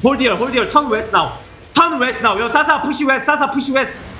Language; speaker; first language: English; non-native, learner; Korean